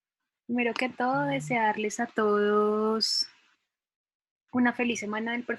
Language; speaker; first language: Spanish; native; Spanish